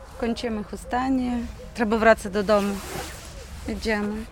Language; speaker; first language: Polish; non-native, learner; Ukrainian